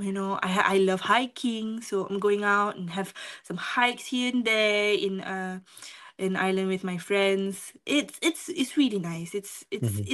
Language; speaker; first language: English; non-native, local second language; Malay